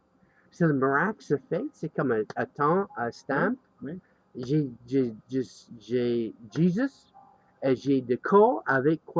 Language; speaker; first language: French; non-native, learner; English